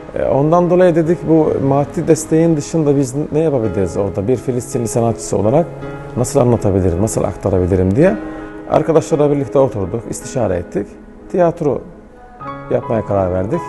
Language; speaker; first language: Turkish; non-native, fluent; Arabic